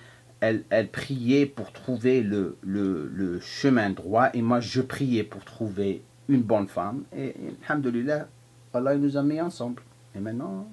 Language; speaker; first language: French; non-native, fluent; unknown